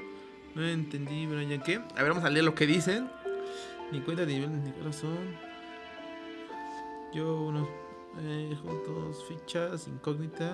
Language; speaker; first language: Spanish; native; Spanish